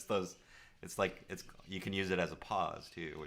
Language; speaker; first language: English; native; English